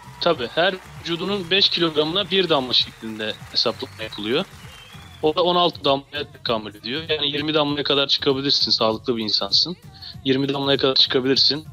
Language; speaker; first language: Turkish; native; Turkish